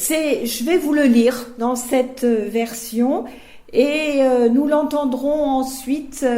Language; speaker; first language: French; native; French